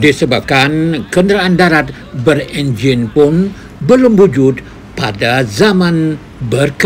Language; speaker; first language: Malay; native; Malay